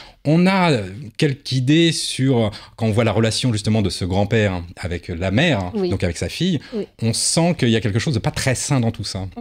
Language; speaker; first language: French; native; French